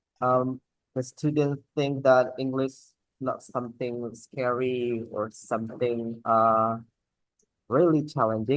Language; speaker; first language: English; non-native, fluent; Indonesian